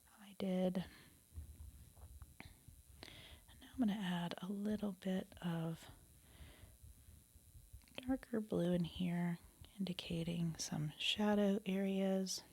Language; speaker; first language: English; native; English